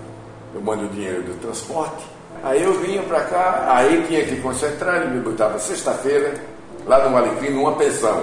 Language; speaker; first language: Portuguese; native; Portuguese